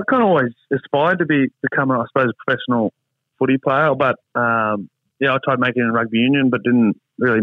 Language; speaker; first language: English; native; English